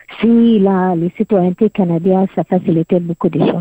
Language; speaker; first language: French; non-native, learner; Arabic